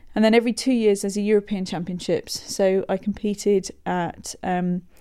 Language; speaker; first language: English; native; English